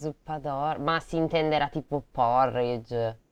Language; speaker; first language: Italian; native; Italian